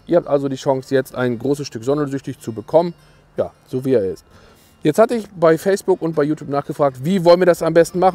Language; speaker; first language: German; native; German